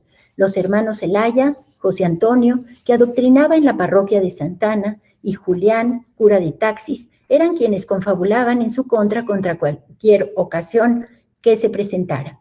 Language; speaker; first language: Spanish; native; Spanish